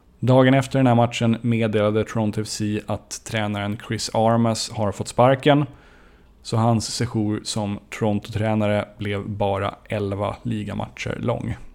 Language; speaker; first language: Swedish; native; Swedish